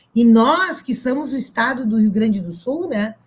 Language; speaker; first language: Portuguese; native; Portuguese